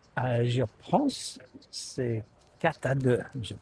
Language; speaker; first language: French; non-native, learner; English